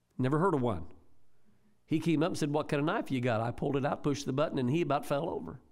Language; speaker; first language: English; native; English